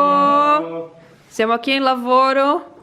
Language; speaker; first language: Italian; non-native, learner; Portuguese